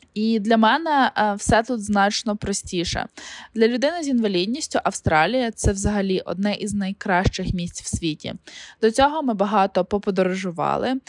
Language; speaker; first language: Ukrainian; native; Ukrainian